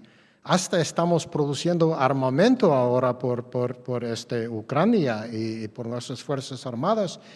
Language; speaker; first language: Spanish; non-native, fluent; English